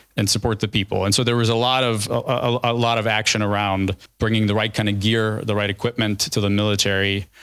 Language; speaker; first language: English; early bilingual, other home language; Ukrainian